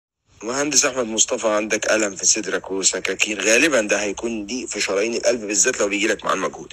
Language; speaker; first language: Arabic; native; Arabic